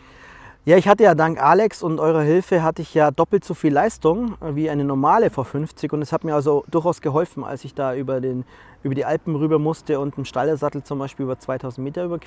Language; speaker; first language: German; native; German